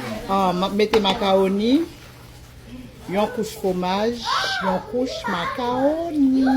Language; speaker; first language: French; non-native, local second language; Haitian Creole